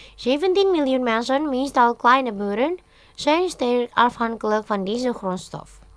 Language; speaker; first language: Dutch; non-native, fluent; Indonesian